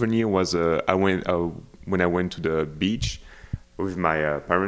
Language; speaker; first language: English; non-native, fluent; French